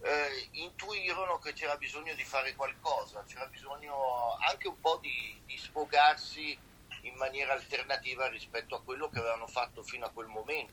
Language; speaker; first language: Italian; native; Italian